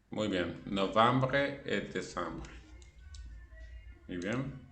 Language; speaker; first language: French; non-native, fluent; Spanish